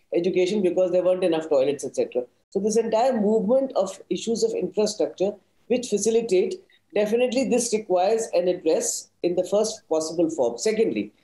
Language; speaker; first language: English; non-native, local second language; Hindi